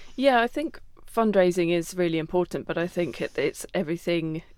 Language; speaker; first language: English; native; English